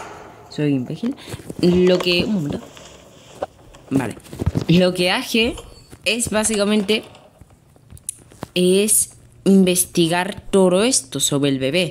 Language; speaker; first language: Spanish; native; Spanish